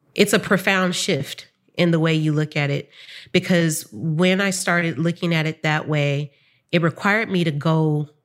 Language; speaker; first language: English; native; English